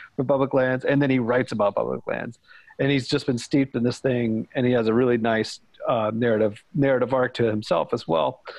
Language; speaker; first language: English; native; English